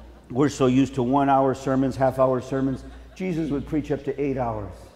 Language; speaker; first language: English; early bilingual, other home language; Spanish